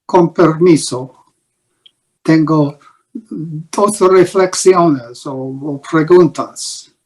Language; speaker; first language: Spanish; non-native, learner; English